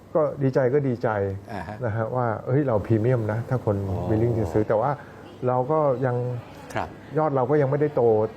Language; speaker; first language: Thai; native; Thai